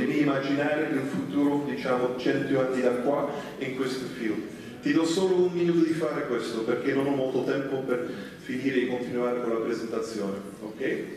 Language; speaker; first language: Italian; non-native, fluent; Dutch